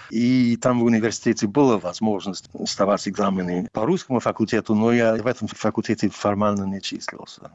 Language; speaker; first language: Russian; non-native, fluent; English